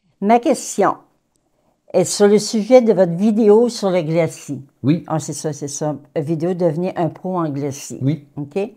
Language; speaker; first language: French; native; French